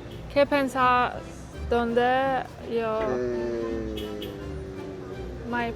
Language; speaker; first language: Spanish; non-native, learner; Persian